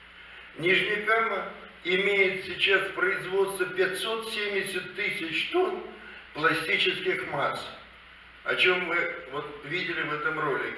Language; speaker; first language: Russian; native; Russian